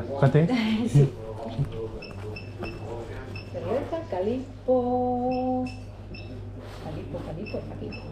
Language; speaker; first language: Spanish; non-native, learner; Korean